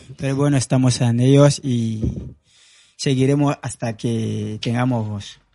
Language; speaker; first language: Spanish; non-native, fluent; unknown